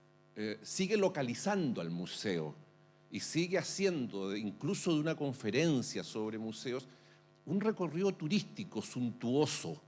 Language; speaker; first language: Spanish; native; Spanish